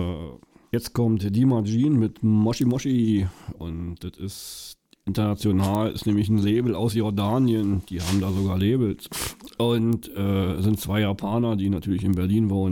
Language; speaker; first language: German; native; German